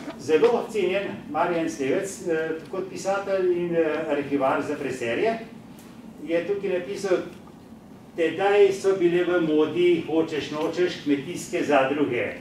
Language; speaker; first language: Slovenian; native; Slovenian